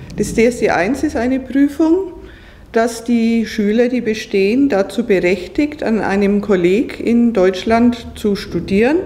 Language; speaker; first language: German; native; German